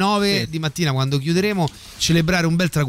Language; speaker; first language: Italian; native; Italian